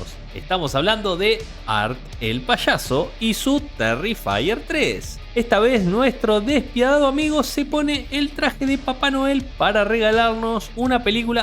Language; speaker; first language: Spanish; native; Spanish